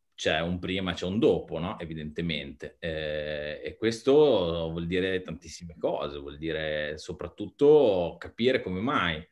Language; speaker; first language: Italian; native; Italian